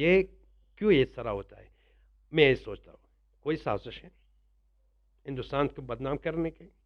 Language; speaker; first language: Hindi; non-native, learner; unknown